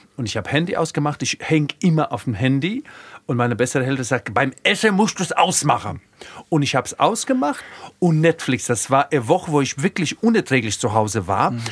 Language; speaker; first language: German; early bilingual, other home language; Croatian